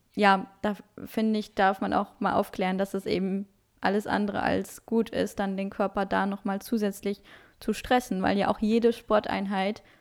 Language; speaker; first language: German; non-native, local second language; Luxembourgish